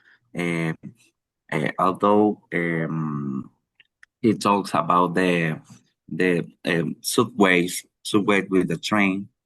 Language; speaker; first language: English; non-native, learner; Spanish